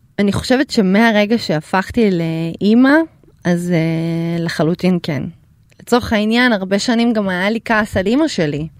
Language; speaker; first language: Hebrew; early bilingual, other home language; Russian